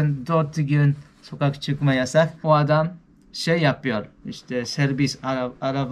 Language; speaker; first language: Turkish; non-native, learner; Japanese